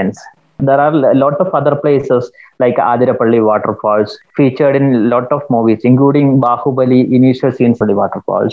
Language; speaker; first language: English; non-native, local second language; Malayalam